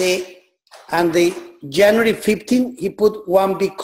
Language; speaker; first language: English; non-native, learner; Spanish